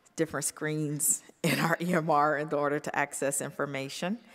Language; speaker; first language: English; native; English